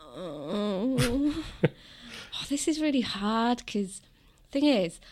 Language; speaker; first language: English; native; English